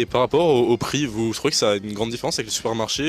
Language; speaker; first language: French; native; French